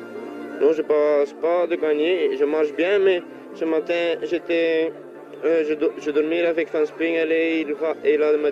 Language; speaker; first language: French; non-native, learner; German